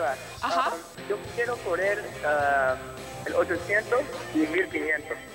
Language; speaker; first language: Spanish; early bilingual, heritage; English